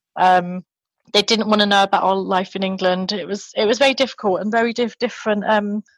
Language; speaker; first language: English; native; English